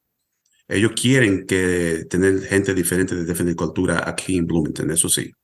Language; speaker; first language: Spanish; early bilingual, heritage; Spanish